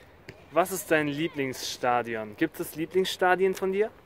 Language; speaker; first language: German; native; German